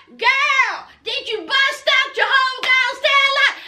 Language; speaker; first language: English; native; English